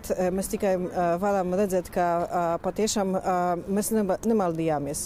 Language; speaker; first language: Latvian; non-native, fluent; Polish